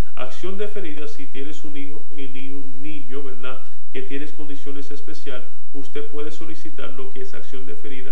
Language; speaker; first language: Spanish; early bilingual, heritage; Spanish